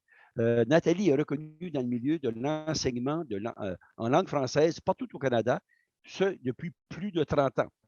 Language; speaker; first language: French; native; French